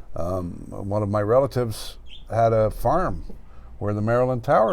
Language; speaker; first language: English; native; English